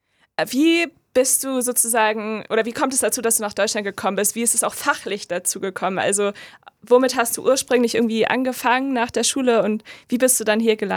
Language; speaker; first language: German; native; German